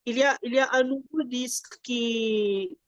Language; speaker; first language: French; non-native, fluent; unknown